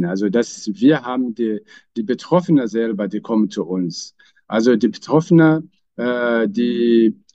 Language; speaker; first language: German; non-native, fluent; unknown